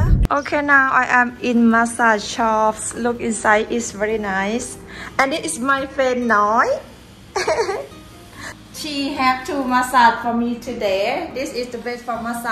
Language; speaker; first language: English; non-native, learner; Thai